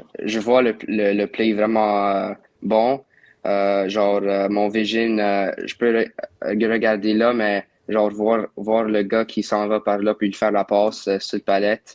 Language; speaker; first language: French; non-native, local second language; English